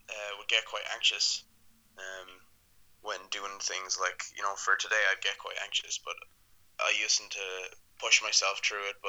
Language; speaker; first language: English; native; English